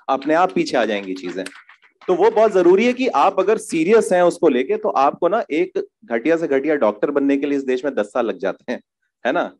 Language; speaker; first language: Hindi; native; Hindi